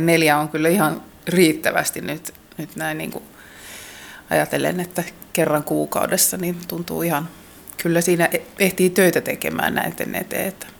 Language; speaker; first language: Finnish; native; Finnish